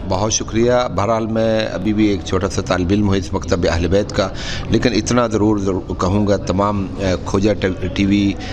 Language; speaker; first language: Urdu; non-native, local second language; Punjabi